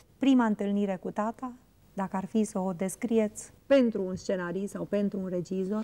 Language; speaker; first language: Romanian; native; Romanian